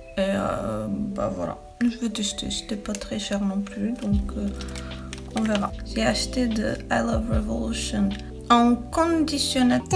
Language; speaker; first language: French; early bilingual, other home language; Portuguese